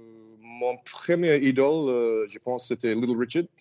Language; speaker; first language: French; non-native, learner; English